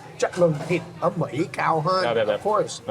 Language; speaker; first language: Vietnamese; non-native, fluent; English